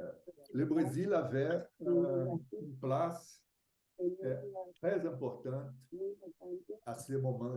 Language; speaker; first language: French; non-native, fluent; Portuguese